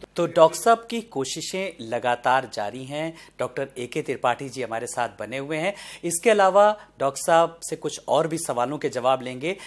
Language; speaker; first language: Hindi; native; Hindi